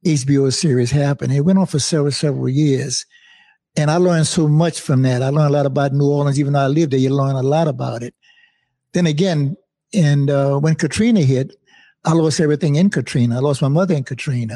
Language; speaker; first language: English; native; English